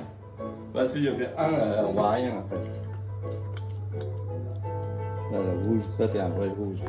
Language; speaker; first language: French; non-native, fluent; Vietnamese